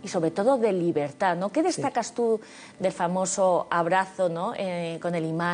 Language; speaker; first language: Spanish; native; Spanish